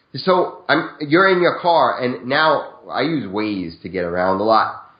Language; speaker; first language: English; native; English